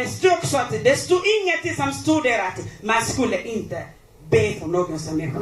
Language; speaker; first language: Swedish; non-native, learner; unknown